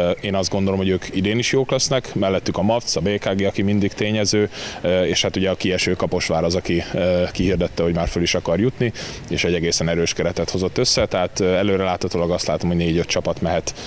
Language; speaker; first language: Hungarian; native; Hungarian